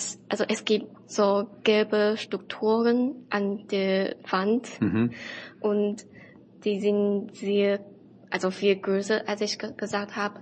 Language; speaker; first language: German; non-native, learner; Chinese